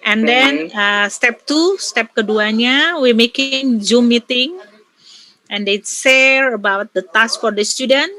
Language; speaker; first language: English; non-native, learner; Indonesian